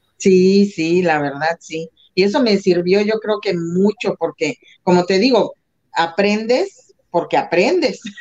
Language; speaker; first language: Spanish; native; Spanish